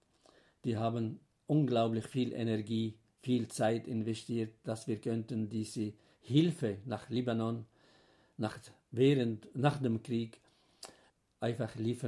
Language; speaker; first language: German; non-native, fluent; Arabic